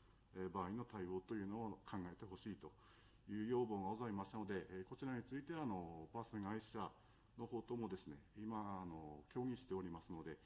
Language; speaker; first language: Japanese; native; Japanese